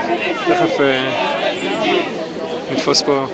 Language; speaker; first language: Hebrew; native; Hebrew